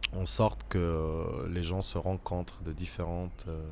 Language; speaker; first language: French; non-native, local second language; Arabic